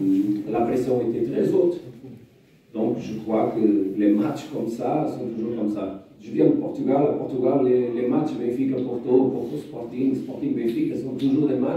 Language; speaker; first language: French; non-native, fluent; Portuguese